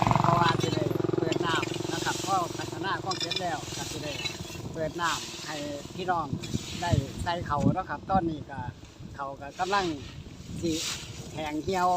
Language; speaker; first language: Thai; non-native, local second language; Northeastern Thai